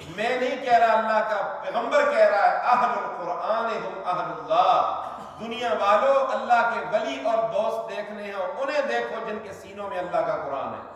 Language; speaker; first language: Urdu; non-native, local second language; Northern Hindko